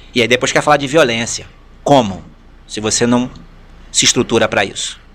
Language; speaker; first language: Portuguese; native; Portuguese